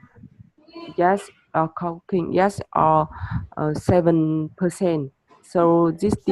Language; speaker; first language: English; non-native, learner; Vietnamese